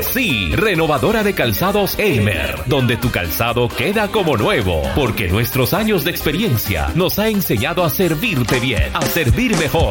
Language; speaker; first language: Spanish; native; Spanish